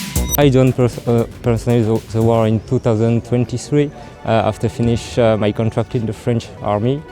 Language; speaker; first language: English; non-native, learner; French